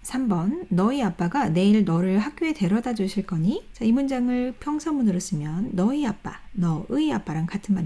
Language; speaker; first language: Korean; native; Korean